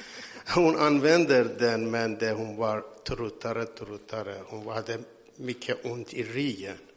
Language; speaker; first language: Swedish; non-native, learner; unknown